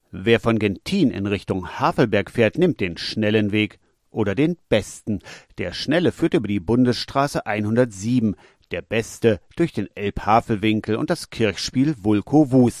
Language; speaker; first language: German; native; German